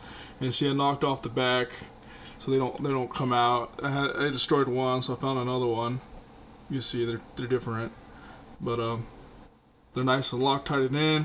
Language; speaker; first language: English; native; English